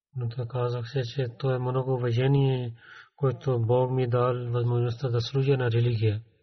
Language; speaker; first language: Bulgarian; non-native, learner; Urdu